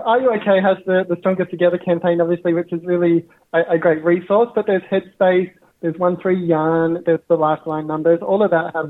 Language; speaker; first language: English; native; English